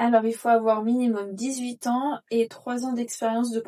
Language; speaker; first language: French; native; French